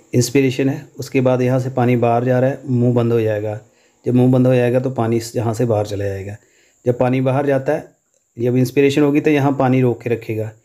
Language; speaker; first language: Urdu; non-native, local second language; Punjabi